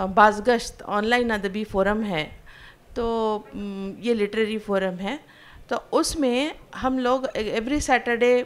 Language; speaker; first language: Hindi; non-native, local second language; Urdu